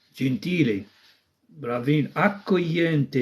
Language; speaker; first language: Italian; non-native, fluent; Arabic